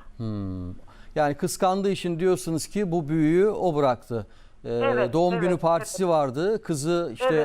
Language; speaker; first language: Turkish; native; Turkish